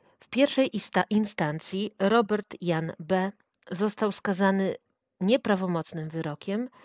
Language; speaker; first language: Polish; native; Polish